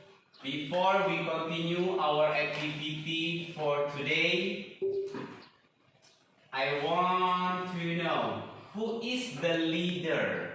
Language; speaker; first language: English; non-native, fluent; Indonesian